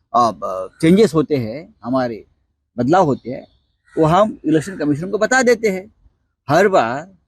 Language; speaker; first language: Hindi; non-native, local second language; Marathi